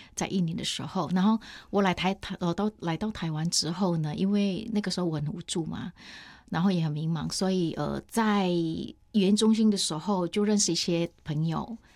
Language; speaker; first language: Chinese; non-native, fluent; Indonesian